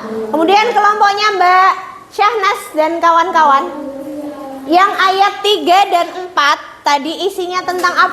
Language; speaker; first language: Indonesian; native; Indonesian